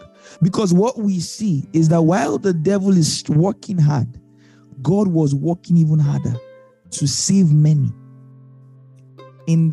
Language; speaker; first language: English; native; English